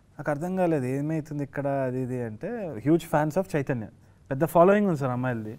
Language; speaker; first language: Telugu; native; Telugu